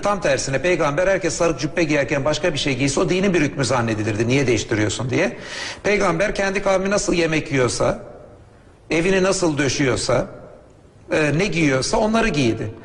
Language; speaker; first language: Turkish; native; Turkish